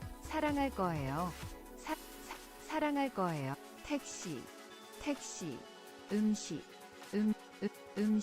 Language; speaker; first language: Korean; non-native, learner; English